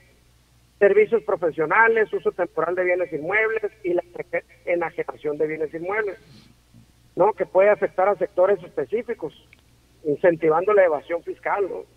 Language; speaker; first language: Spanish; native; Spanish